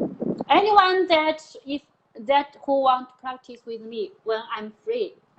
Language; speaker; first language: English; non-native, learner; Chinese